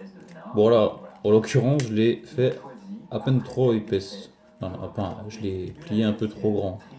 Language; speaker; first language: French; native; French